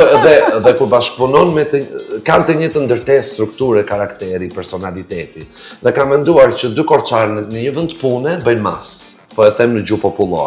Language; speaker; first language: Albanian; native; Albanian